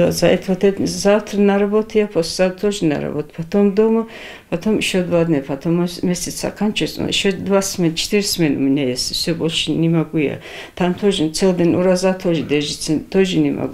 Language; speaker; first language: Russian; non-native, local second language; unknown